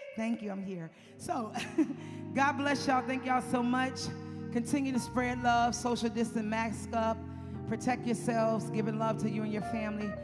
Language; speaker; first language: English; native; English